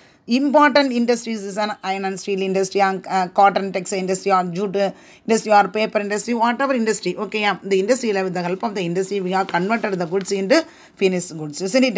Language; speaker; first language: English; non-native, local second language; Tamil